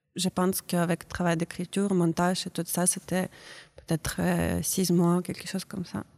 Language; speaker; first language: French; non-native, learner; Ukrainian